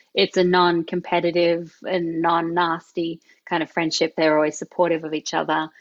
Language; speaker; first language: English; native; English